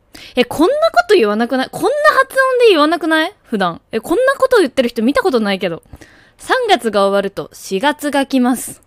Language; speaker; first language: Japanese; native; Japanese